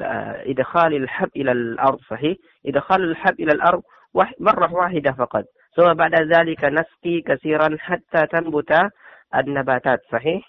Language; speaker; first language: Arabic; non-native, learner; Indonesian